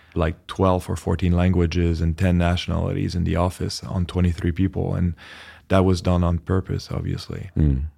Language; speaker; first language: English; non-native, fluent; French